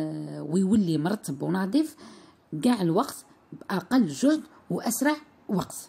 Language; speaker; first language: Arabic; native; Arabic